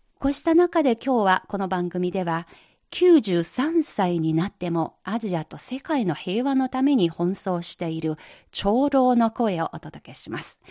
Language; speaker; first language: Japanese; non-native, fluent; Chinese